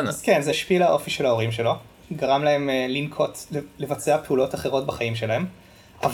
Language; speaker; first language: Hebrew; native; Hebrew